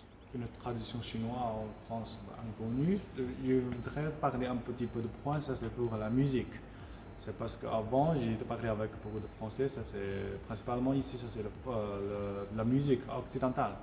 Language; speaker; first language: French; non-native, learner; Chinese